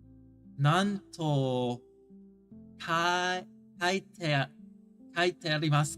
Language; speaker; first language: Japanese; non-native, learner; English